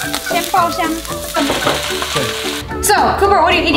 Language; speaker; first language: English; early bilingual, heritage; English